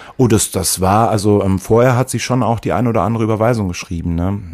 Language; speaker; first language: German; native; German